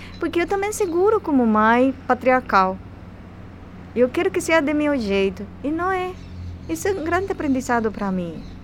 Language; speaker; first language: Portuguese; non-native, fluent; Spanish